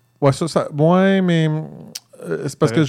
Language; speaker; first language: French; native; French